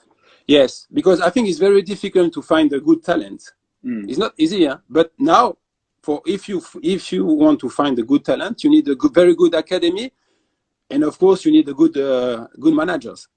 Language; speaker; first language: English; non-native, fluent; French